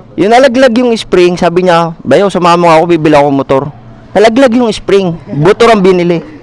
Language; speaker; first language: Filipino; native; Filipino